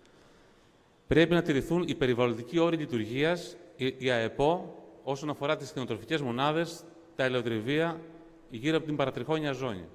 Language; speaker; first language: Greek; native; Greek